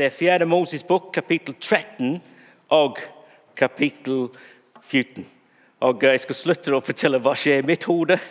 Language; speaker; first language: Norwegian; non-native, fluent; English